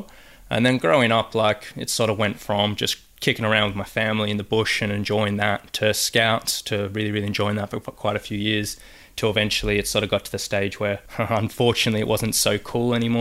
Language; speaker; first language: English; native; English